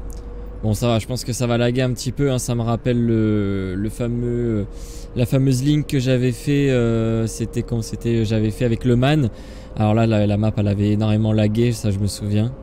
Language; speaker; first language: French; native; French